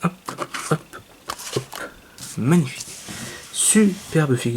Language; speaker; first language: French; native; French